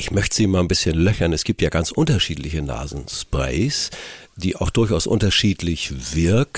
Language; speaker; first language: German; native; German